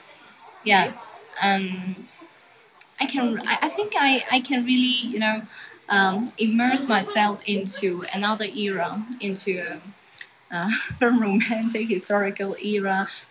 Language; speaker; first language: English; non-native, local second language; Cantonese